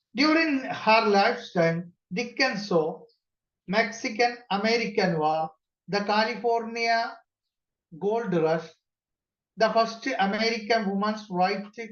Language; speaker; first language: English; non-native, local second language; Malayalam